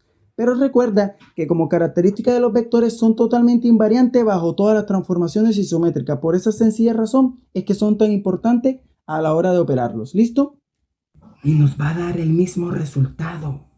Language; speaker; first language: Spanish; native; Spanish